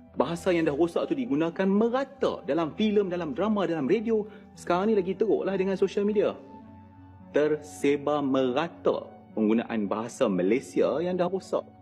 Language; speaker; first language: Malay; native; Malay